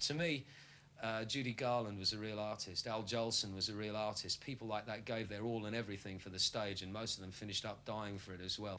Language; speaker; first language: English; native; English